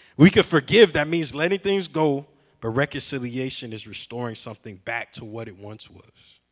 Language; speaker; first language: English; native; English